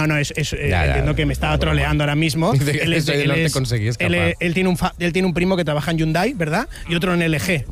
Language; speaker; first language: Spanish; native; Spanish